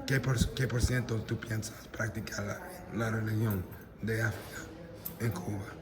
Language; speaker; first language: Spanish; non-native, learner; English